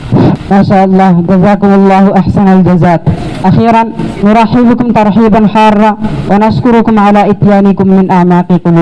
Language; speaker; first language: Arabic; non-native, learner; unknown